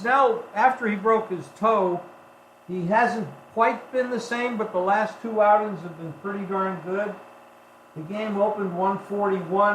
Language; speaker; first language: English; native; English